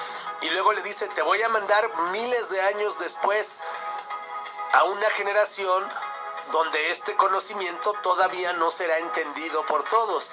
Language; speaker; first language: Spanish; native; Spanish